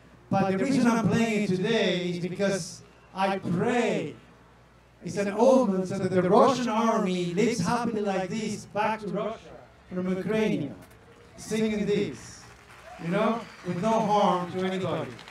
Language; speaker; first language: English; non-native, fluent; Spanish